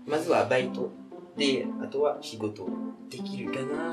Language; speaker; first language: Japanese; non-native, fluent; French